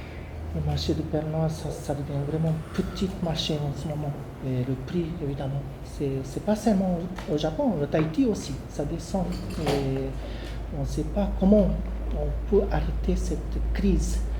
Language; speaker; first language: French; non-native, learner; Japanese